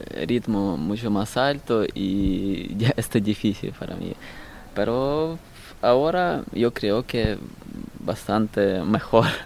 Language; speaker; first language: Spanish; non-native, learner; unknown